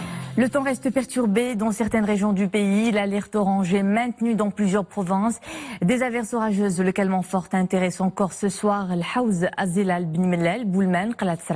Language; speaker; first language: French; non-native, local second language; Arabic